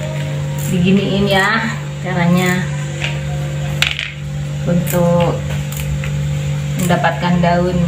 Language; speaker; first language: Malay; non-native, local second language; Madurese